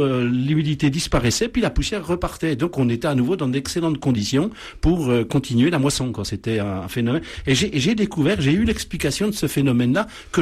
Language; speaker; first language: French; native; French